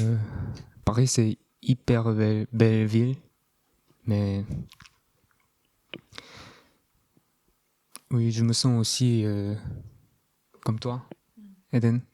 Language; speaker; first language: French; non-native, learner; Korean